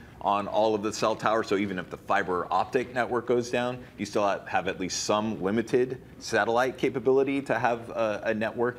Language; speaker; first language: English; native; English